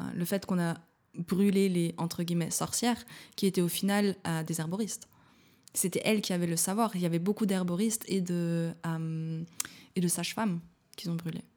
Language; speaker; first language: French; native; French